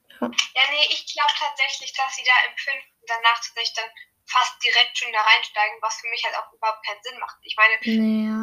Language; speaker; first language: German; native; German